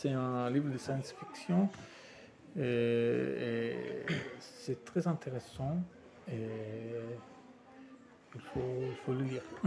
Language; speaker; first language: French; non-native, fluent; Italian